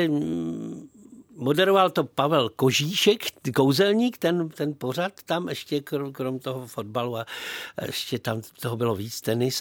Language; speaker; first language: Czech; native; Czech